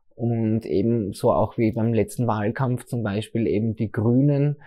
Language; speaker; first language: German; native; German